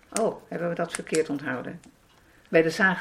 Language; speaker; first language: Dutch; native; Dutch